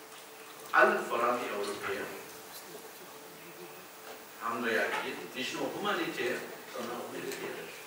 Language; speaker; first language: German; early bilingual, other home language; Kurdish